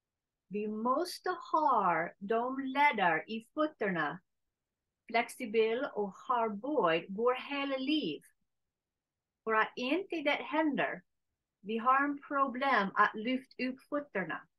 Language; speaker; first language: Swedish; non-native, learner; English